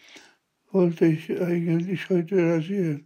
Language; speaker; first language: German; non-native, fluent; Polish